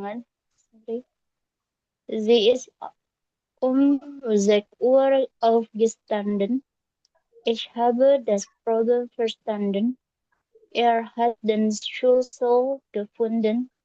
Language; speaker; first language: German; non-native, learner; Indonesian